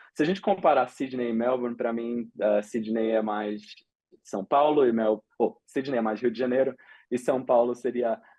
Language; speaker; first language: Portuguese; native; Portuguese